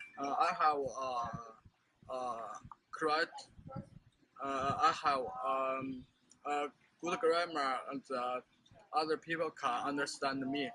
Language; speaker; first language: English; non-native, learner; Chinese